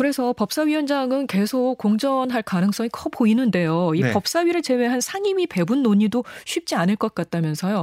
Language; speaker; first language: Korean; native; Korean